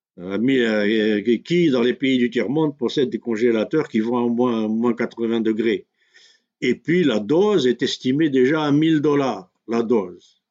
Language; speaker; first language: French; non-native, local second language; Kabyle